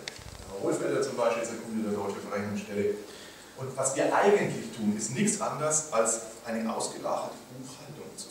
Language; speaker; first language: German; native; German